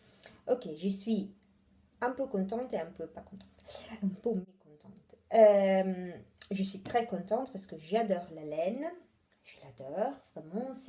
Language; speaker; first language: French; non-native, fluent; Italian